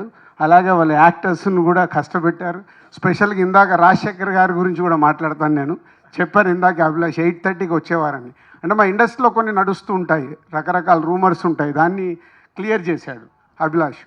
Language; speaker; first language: Telugu; native; Telugu